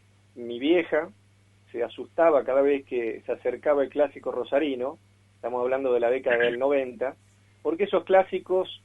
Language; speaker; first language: Spanish; native; Spanish